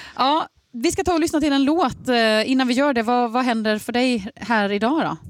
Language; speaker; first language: Swedish; native; Swedish